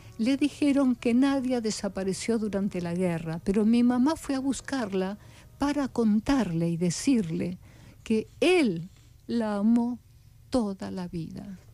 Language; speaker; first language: Spanish; early bilingual, other home language; Ukrainian